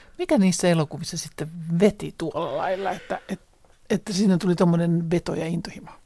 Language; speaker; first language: Finnish; native; Finnish